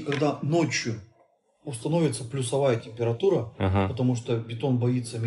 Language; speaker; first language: Russian; native; Russian